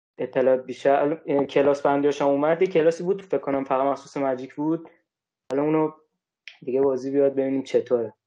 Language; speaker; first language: Persian; native; Persian